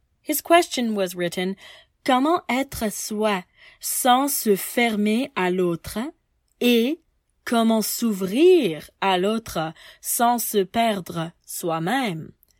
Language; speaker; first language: French; non-native, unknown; English